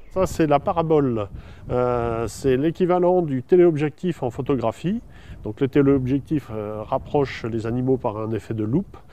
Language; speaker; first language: French; native; French